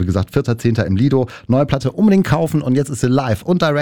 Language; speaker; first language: German; native; German